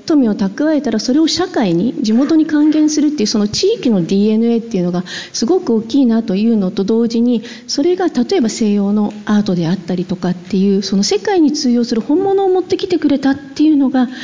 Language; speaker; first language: Japanese; native; Japanese